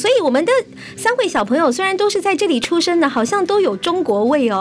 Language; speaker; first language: Chinese; native; Chinese